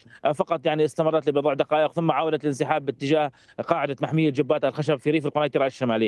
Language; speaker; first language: Arabic; native; Arabic